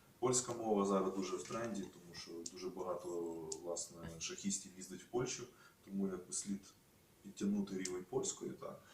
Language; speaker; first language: Ukrainian; native; Ukrainian